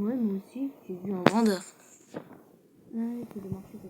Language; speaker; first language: French; native; French